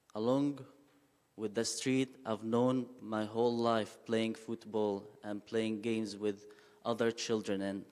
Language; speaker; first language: English; non-native, fluent; Arabic